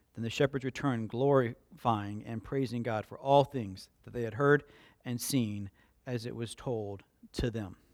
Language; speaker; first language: English; native; English